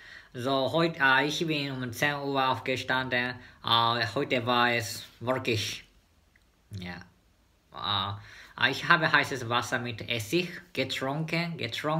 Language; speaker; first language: German; non-native, learner; Japanese